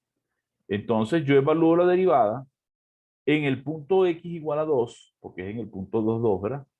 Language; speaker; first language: Spanish; native; Spanish